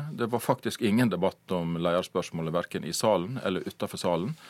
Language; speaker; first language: Norwegian; native; Norwegian